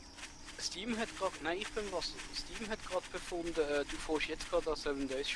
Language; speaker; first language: German; native; German